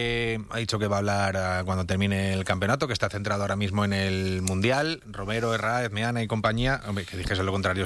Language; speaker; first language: Spanish; native; Spanish